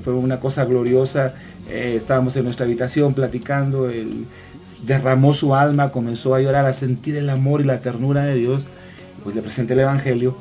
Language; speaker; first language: Spanish; native; Spanish